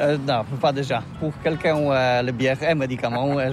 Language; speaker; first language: French; non-native, learner; Polish